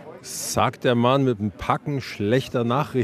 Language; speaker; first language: German; native; German